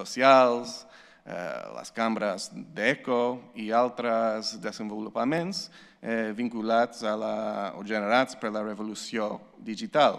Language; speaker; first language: Catalan; non-native, fluent; English